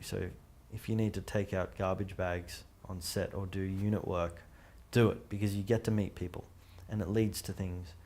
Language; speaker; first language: English; native; English